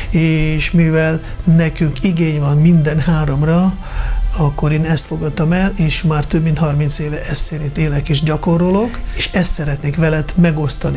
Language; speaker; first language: Hungarian; non-native, fluent; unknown